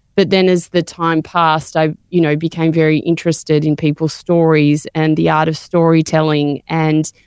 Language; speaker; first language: English; native; English